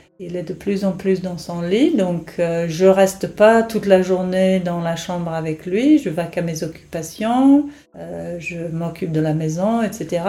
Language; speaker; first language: French; non-native, fluent; English